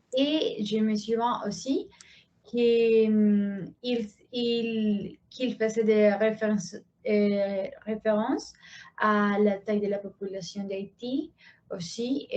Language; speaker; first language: French; non-native, learner; Spanish